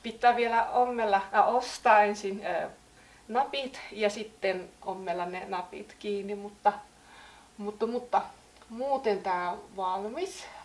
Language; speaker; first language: Finnish; native; Finnish